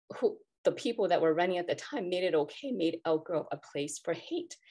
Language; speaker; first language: English; native; English